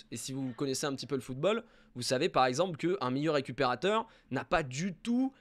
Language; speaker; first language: French; native; French